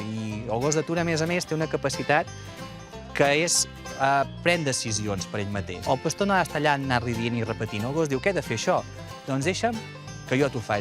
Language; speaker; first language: Catalan; native; Catalan